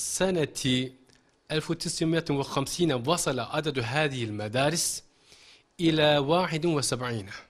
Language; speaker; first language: Arabic; non-native, fluent; Turkish